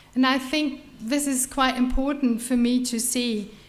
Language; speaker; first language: English; non-native, fluent; German